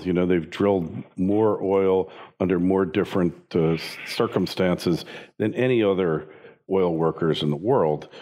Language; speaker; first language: English; native; English